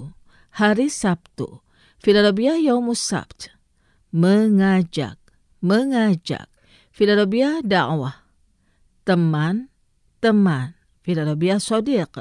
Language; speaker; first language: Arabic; non-native, fluent; Indonesian